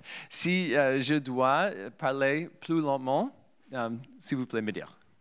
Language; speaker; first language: French; non-native, learner; English